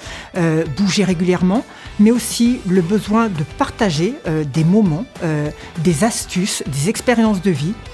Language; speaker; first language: French; native; French